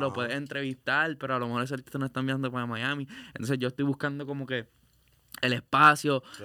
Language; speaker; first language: Spanish; early bilingual, heritage; Spanish